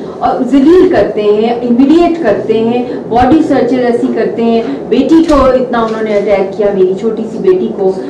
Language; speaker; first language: Urdu; native; Urdu